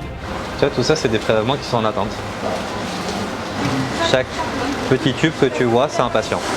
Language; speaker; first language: French; native; French